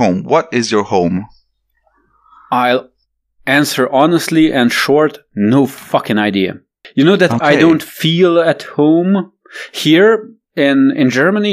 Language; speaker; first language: English; non-native, fluent; Romanian